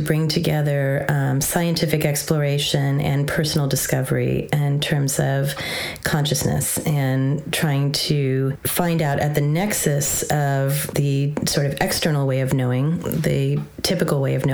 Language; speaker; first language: English; native; English